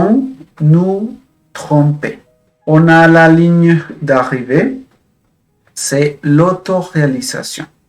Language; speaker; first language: French; non-native, fluent; Spanish